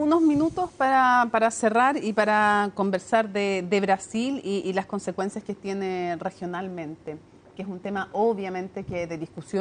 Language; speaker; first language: Spanish; native; Spanish